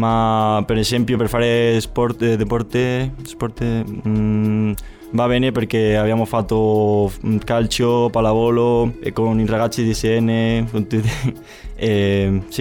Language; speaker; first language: Italian; non-native, learner; Spanish